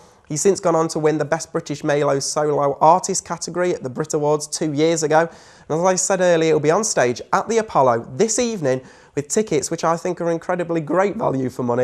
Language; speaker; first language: English; native; English